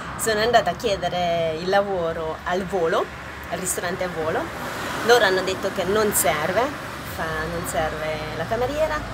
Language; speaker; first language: Italian; non-native, fluent; Hungarian